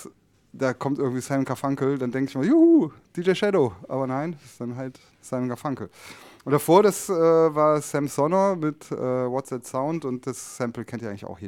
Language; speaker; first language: German; native; German